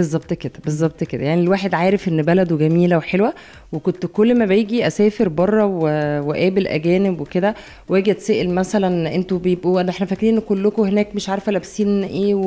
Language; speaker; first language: Arabic; native; Arabic